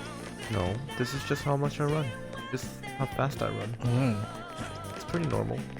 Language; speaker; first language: English; native; English